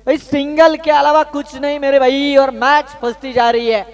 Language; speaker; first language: Hindi; non-native, local second language; Marathi